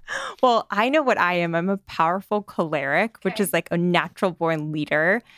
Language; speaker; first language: English; native; English